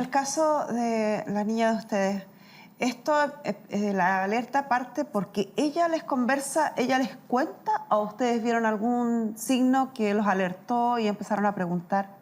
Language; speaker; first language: Spanish; native; Spanish